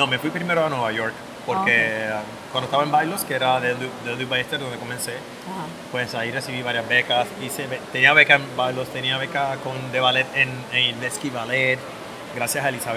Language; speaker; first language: Spanish; native; Spanish